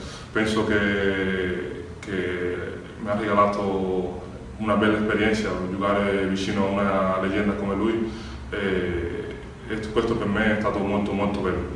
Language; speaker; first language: Italian; non-native, fluent; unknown